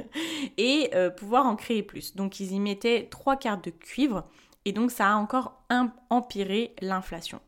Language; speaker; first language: French; early bilingual, other home language; Spanish